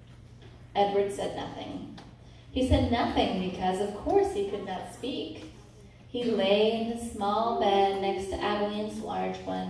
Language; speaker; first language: English; native; English